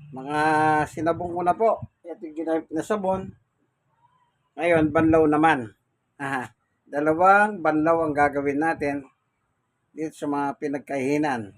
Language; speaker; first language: Filipino; native; Filipino